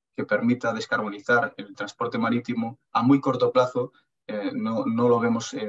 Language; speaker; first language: Spanish; native; Spanish